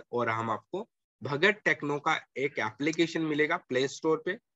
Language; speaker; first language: Hindi; non-native, local second language; Marathi